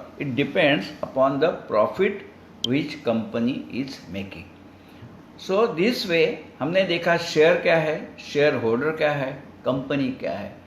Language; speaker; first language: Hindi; non-native, local second language; Marathi